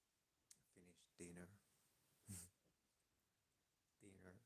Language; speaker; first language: English; non-native, learner; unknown